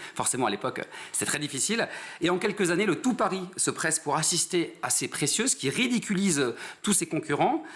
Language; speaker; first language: French; native; French